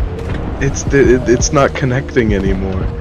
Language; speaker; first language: English; native; English